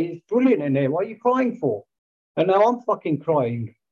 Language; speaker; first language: English; native; English